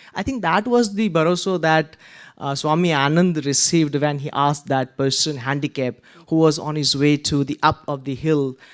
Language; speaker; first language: English; non-native, local second language; Gujarati